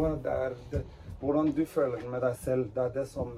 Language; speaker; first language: Norwegian; early bilingual, other home language; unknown